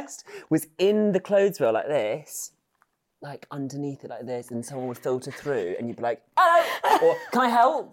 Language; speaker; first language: English; native; English